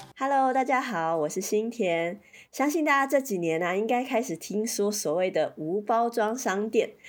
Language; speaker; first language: Chinese; native; Chinese